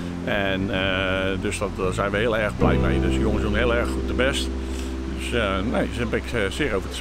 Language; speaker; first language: Dutch; native; Dutch